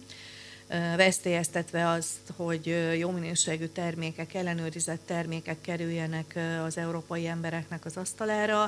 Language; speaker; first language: Hungarian; native; Hungarian